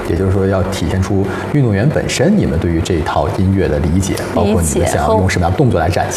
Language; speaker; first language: Chinese; native; Chinese